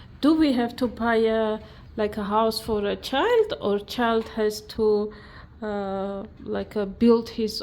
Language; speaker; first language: English; non-native, learner; Armenian